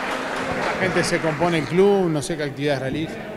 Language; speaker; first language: Spanish; native; Spanish